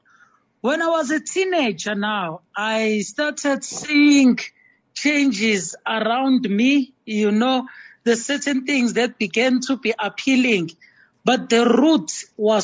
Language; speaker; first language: English; non-native, local second language; Zulu